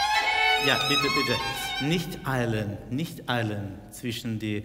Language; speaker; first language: German; non-native, fluent; Russian